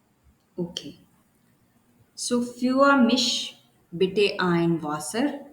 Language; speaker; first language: German; non-native, learner; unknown